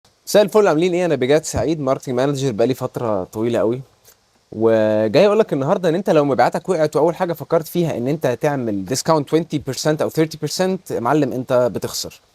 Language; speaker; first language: Arabic; native; Arabic